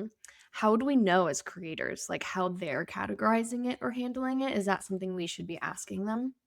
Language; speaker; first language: English; native; English